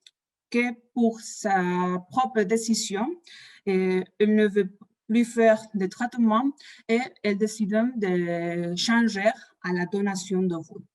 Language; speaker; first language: French; non-native, fluent; Spanish